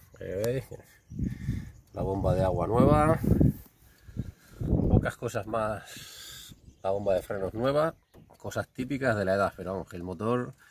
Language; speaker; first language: Spanish; native; Spanish